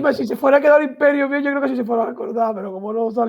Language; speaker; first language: Spanish; native; Spanish